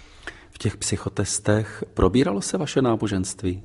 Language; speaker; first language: Czech; native; Czech